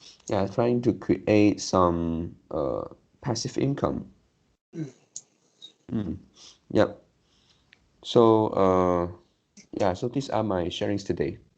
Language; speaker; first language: English; non-native, learner; Chinese